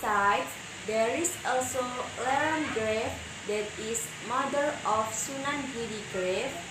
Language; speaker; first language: English; non-native, learner; Indonesian